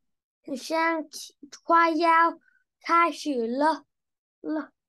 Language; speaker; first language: Chinese; non-native, learner; Vietnamese